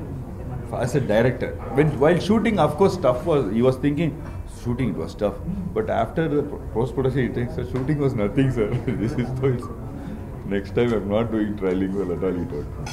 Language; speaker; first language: Telugu; non-native, learner; Tamil